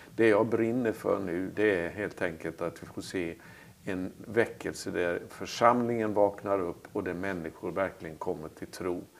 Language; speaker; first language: Swedish; native; Swedish